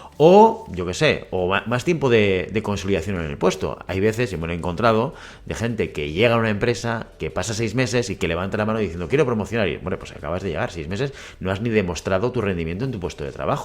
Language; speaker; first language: Spanish; native; Spanish